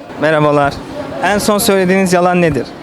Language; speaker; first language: Turkish; native; Turkish